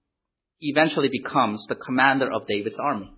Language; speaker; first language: English; native; English